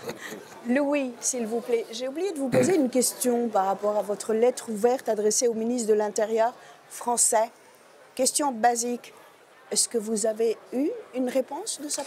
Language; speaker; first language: French; native; French